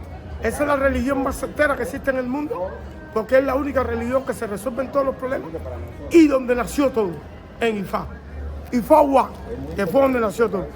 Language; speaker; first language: Spanish; native; Spanish